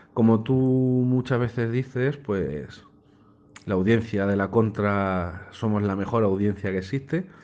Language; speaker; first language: Spanish; native; Spanish